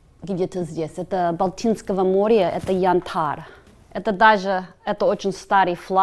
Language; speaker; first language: Russian; non-native, fluent; English